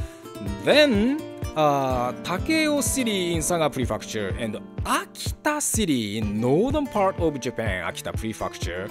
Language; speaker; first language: English; non-native, learner; Japanese